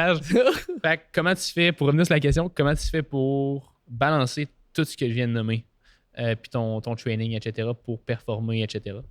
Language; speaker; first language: French; native; French